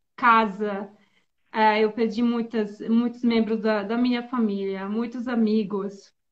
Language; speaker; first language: Portuguese; non-native, learner; Bosnian